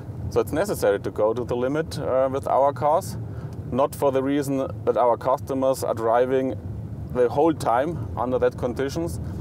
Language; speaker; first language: English; non-native, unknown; German